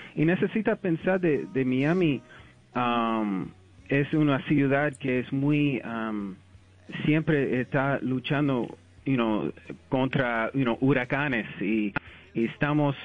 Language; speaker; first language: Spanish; early bilingual, heritage; English